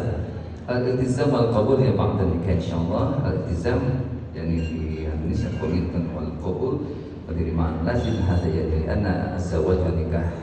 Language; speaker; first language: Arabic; non-native, learner; Indonesian